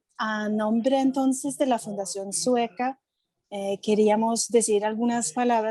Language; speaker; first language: Spanish; non-native, fluent; Swedish